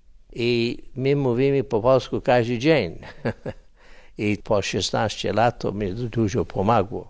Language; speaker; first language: Polish; early bilingual, heritage; English